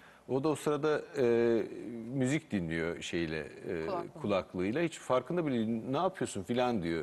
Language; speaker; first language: Turkish; native; Turkish